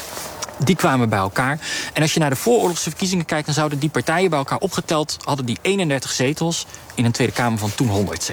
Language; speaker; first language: Dutch; native; Dutch